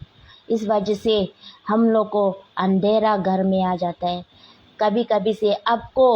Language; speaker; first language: Hindi; non-native, local second language; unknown